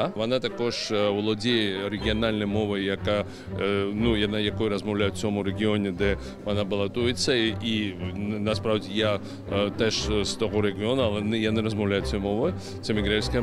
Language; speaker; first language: Ukrainian; non-native, learner; Georgian